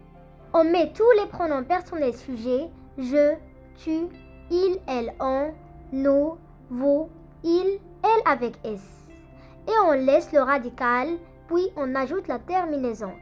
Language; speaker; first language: French; non-native, fluent; Arabic